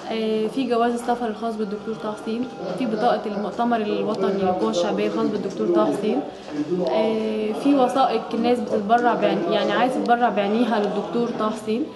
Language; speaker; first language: Arabic; native; Arabic